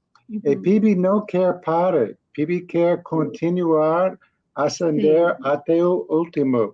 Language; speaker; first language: Portuguese; non-native, learner; English